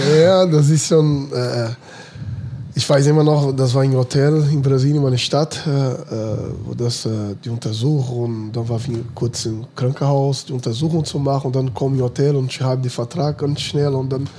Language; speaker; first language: German; non-native, fluent; Portuguese